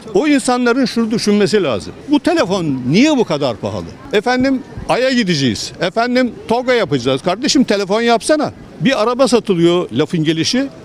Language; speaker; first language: Turkish; native; Turkish